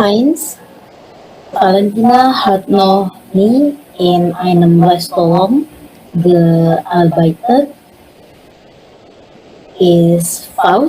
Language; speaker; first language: German; non-native, learner; Indonesian